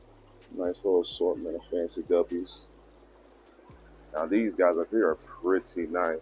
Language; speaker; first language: English; native; English